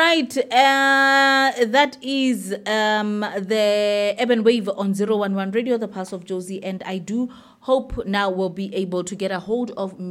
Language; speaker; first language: English; non-native, local second language; Southern Sotho